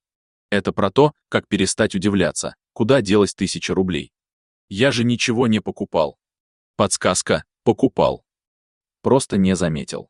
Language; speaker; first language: Russian; native; Russian